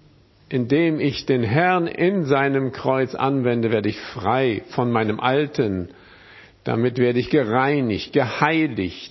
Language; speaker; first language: German; non-native, fluent; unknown